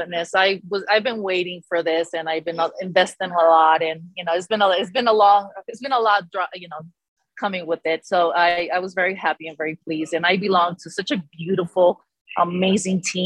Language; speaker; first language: English; non-native, fluent; Spanish